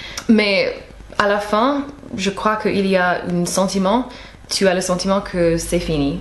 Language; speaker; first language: French; non-native, fluent; English